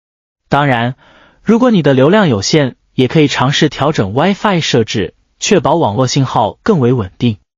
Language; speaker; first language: Chinese; native; Chinese